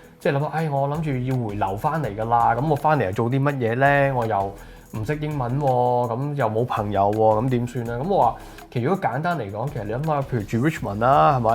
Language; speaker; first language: Cantonese; early bilingual, other home language; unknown